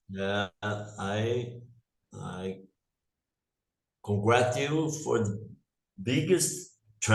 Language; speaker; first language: English; non-native, learner; Portuguese